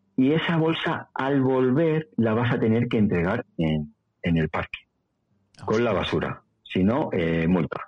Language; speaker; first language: Spanish; native; Spanish